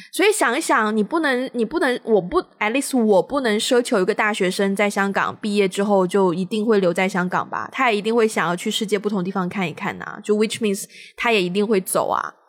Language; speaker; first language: Chinese; native; Chinese